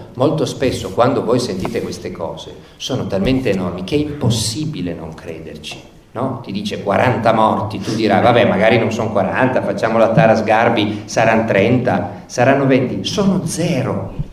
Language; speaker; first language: Italian; native; Italian